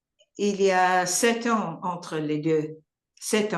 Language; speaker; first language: French; non-native, learner; English